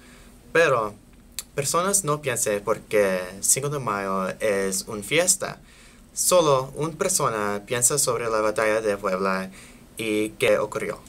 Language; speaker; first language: Spanish; non-native, learner; English